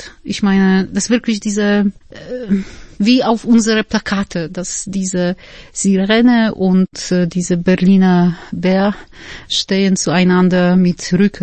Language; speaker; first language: German; non-native, fluent; Polish